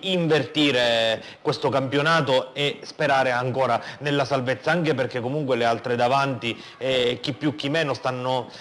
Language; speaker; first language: Italian; native; Italian